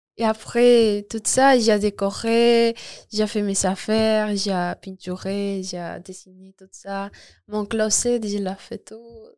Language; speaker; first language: French; non-native, learner; Spanish